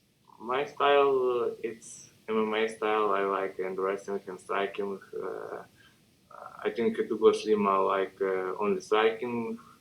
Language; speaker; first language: English; non-native, learner; Russian